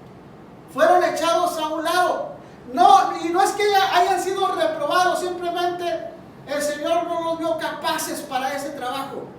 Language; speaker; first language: Spanish; native; Spanish